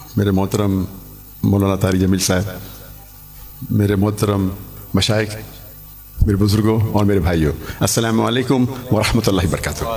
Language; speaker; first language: Urdu; non-native, local second language; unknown